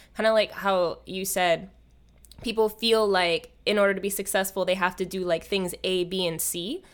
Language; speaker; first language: English; native; English